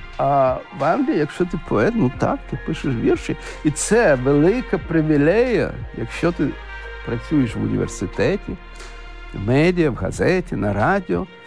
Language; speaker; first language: Ukrainian; non-native, local second language; Russian